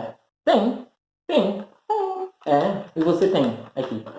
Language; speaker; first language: Portuguese; non-native, fluent; Haitian Creole